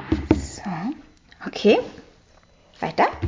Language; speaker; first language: German; native; German